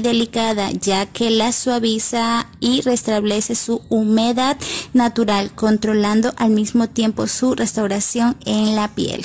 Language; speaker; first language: Spanish; native; Spanish